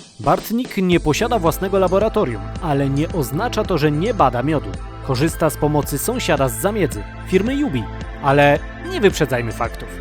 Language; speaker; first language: Polish; native; Polish